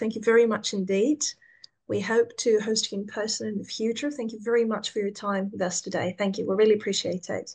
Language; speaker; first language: English; non-native, fluent; Greek